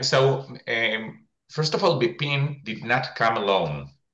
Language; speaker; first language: English; non-native, fluent; Hebrew